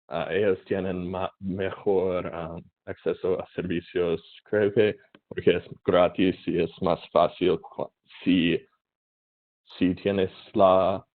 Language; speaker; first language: Spanish; non-native, learner; English